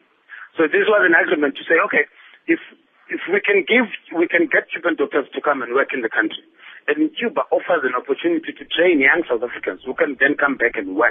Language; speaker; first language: English; non-native, local second language; Xhosa